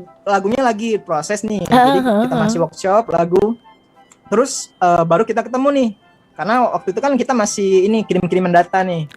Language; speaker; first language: Indonesian; native; Indonesian